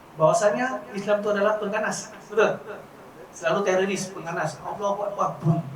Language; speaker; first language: Malay; non-native, local second language; Chinese